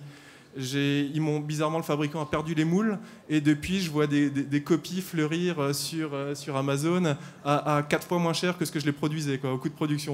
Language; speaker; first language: French; native; French